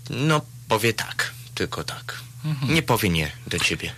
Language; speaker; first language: Polish; early bilingual, heritage; Polish